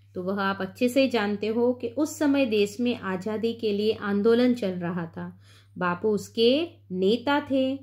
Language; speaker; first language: Hindi; non-native, local second language; Gujarati